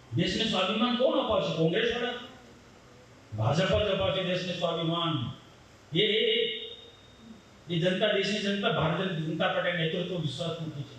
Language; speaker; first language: Gujarati; non-native, local second language; Vasavi